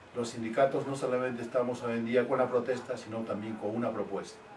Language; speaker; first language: Spanish; native; Spanish